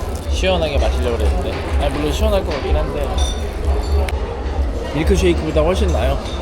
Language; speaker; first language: Korean; native; Korean